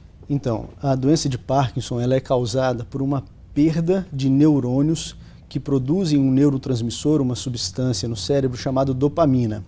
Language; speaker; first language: Portuguese; native; Portuguese